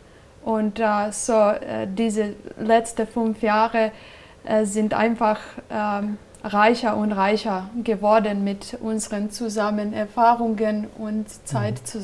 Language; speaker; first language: German; non-native, fluent; Serbian